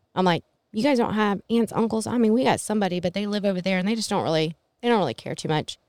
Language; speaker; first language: English; native; English